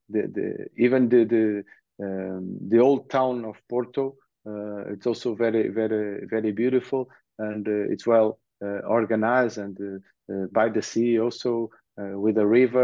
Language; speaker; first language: English; early bilingual, other home language; Portuguese